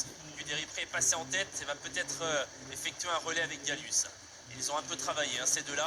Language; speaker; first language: French; native; French